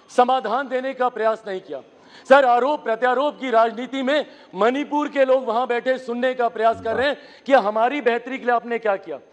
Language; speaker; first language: Hindi; native; Hindi